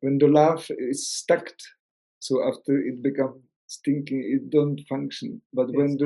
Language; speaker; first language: English; non-native, learner; Czech